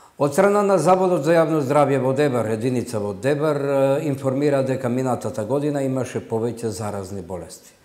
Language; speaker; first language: Macedonian; non-native, local second language; Albanian